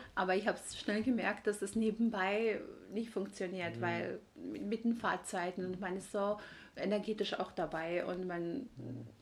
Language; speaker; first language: German; non-native, fluent; Georgian